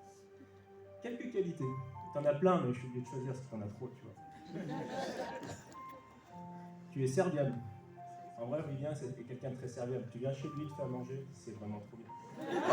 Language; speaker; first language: French; native; French